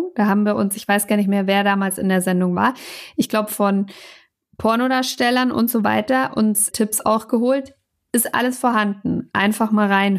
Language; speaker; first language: German; native; German